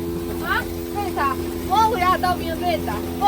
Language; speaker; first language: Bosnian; non-native, learner; Chinese